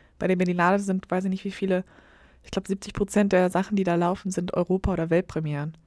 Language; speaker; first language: German; native; German